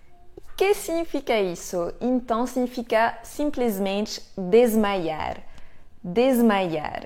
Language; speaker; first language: Portuguese; non-native, fluent; French